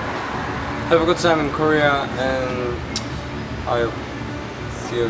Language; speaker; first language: English; non-native, learner; Korean